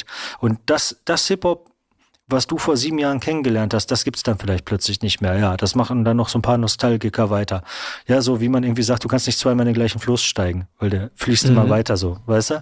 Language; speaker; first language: German; native; German